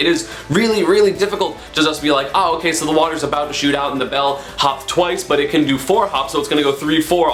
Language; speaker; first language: English; native; English